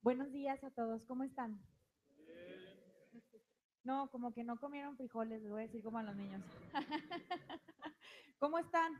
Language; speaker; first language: Spanish; native; Spanish